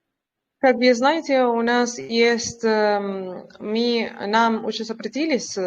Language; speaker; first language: Russian; non-native, learner; Spanish